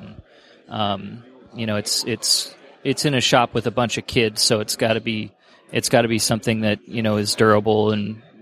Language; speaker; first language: English; native; English